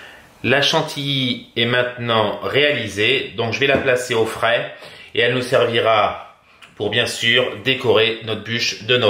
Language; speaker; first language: French; native; French